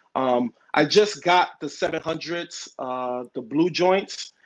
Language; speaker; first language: English; early bilingual, other home language; Spanish